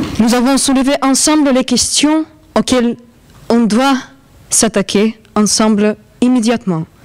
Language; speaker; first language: French; non-native, fluent; Russian